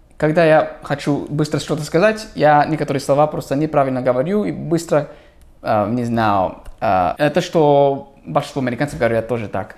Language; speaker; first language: Russian; non-native, fluent; English